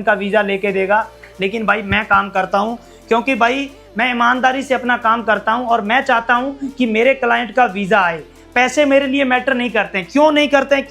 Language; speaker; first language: Hindi; native; Hindi